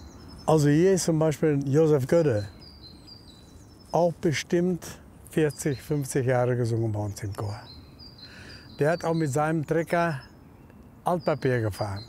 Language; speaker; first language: German; native; German